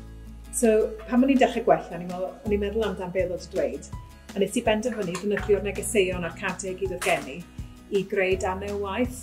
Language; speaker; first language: Welsh; native; Welsh